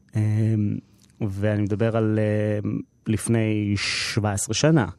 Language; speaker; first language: Hebrew; native; Hebrew